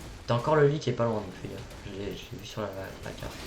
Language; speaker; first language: French; native; French